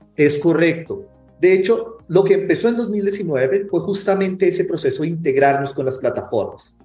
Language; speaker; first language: Spanish; native; Spanish